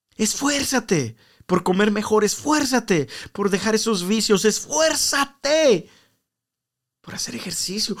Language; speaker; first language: Spanish; early bilingual, heritage; Spanish